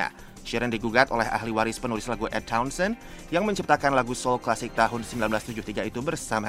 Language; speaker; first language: Indonesian; native; Indonesian